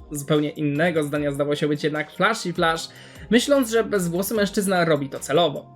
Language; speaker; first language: Polish; native; Polish